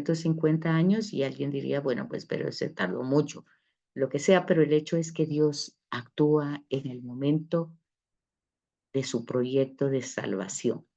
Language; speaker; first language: Spanish; native; Spanish